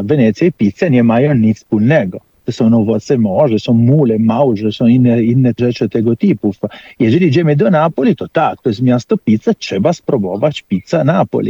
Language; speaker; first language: Polish; non-native, fluent; Italian